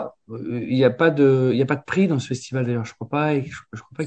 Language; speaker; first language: French; native; French